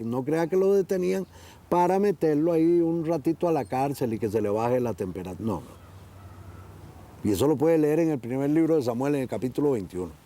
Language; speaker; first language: Spanish; native; Spanish